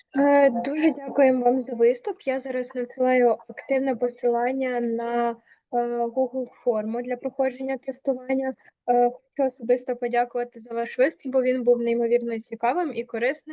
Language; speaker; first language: Ukrainian; native; Ukrainian